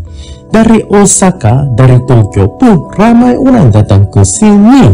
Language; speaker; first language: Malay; non-native, fluent; Japanese